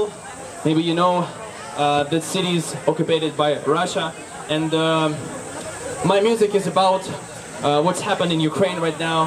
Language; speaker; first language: English; non-native, learner; Ukrainian